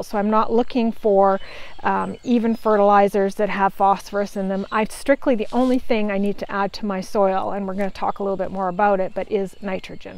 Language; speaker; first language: English; native; English